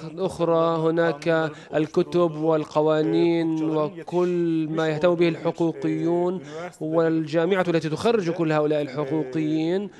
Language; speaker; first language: Arabic; non-native, fluent; Turkish